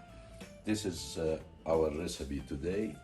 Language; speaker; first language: English; non-native, learner; Arabic